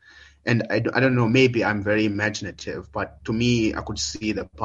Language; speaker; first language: English; non-native, local second language; Xhosa